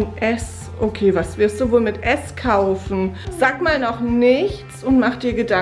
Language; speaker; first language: German; native; German